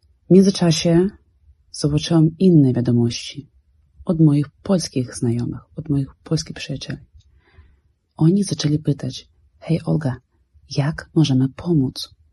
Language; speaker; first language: Polish; non-native, fluent; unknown